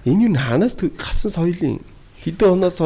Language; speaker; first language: Mongolian; native; Mongolian